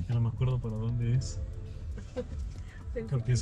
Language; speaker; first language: Spanish; native; Spanish